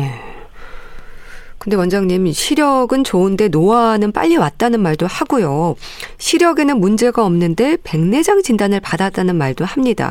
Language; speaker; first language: Korean; native; Korean